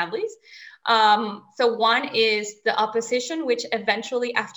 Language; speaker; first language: English; non-native, fluent; Spanish